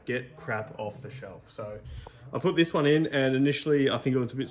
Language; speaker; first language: English; native; English